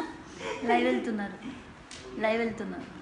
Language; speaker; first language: Telugu; non-native, local second language; Malayalam